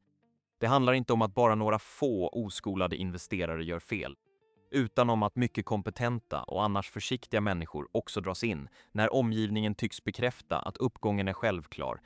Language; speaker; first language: Swedish; native; Swedish